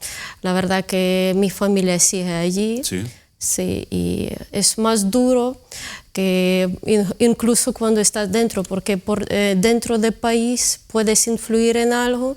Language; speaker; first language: Spanish; non-native, fluent; Ukrainian